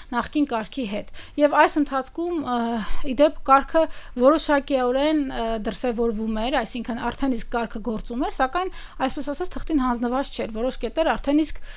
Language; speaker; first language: Armenian; native; Armenian